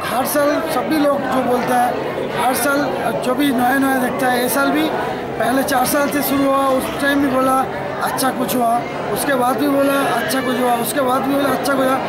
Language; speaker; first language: Hindi; non-native, local second language; Bangla